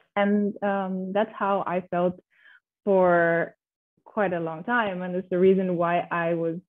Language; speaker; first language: English; non-native, fluent; Indonesian